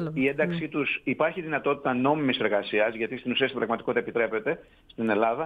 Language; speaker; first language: Greek; native; Greek